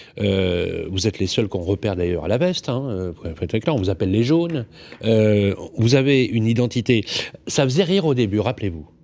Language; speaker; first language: French; native; French